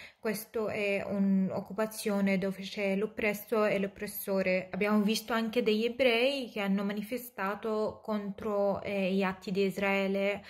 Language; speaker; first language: Italian; non-native, fluent; Arabic